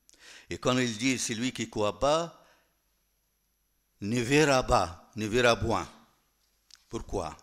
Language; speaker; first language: French; non-native, fluent; Arabic